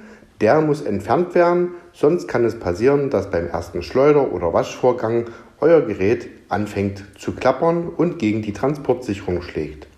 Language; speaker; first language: German; native; German